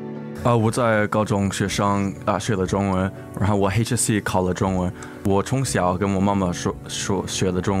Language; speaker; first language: Chinese; early bilingual, heritage; English